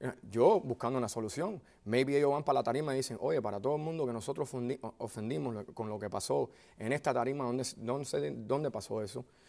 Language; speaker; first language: Spanish; early bilingual, heritage; Spanish